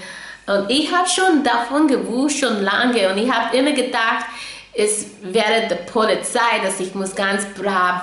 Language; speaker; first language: German; non-native, fluent; English